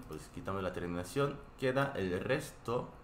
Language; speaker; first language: Spanish; non-native, fluent; Korean